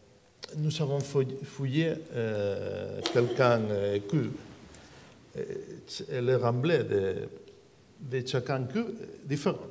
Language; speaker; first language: French; non-native, learner; Spanish